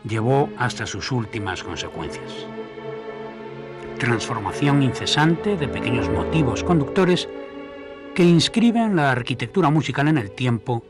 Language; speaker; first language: Spanish; native; Spanish